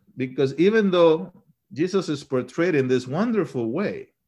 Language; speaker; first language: English; early bilingual, other home language; Spanish